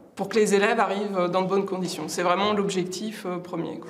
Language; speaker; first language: French; native; French